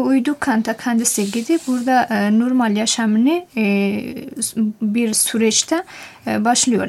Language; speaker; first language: Turkish; non-native, fluent; Persian